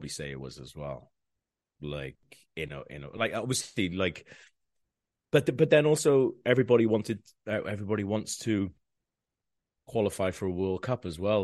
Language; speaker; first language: English; non-native, local second language; Welsh